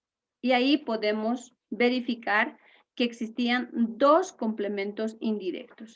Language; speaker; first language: Spanish; native; Spanish